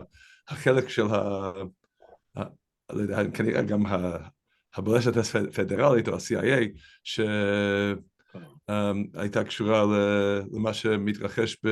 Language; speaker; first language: Hebrew; non-native, fluent; English